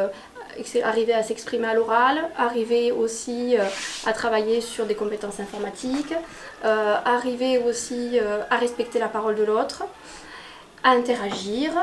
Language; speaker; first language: French; native; French